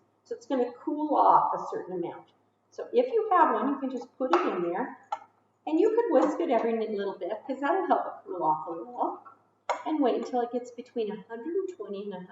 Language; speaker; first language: English; native; English